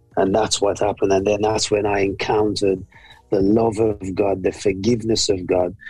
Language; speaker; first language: English; native; English